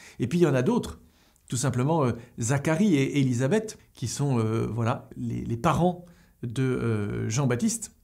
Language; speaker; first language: French; native; French